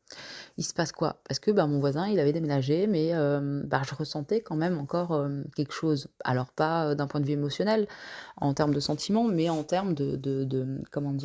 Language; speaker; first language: French; native; French